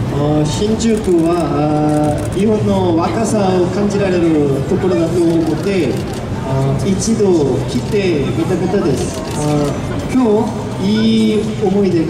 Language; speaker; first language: Japanese; non-native, learner; Korean